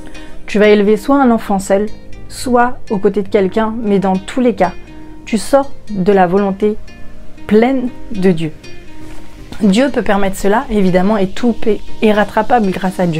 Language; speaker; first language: French; native; French